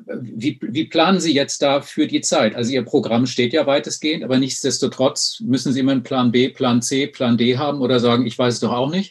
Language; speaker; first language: German; native; German